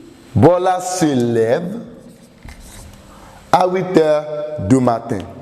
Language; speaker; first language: French; non-native, fluent; English